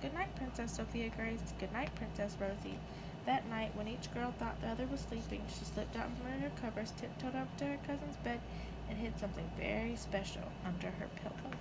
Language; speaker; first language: English; native; English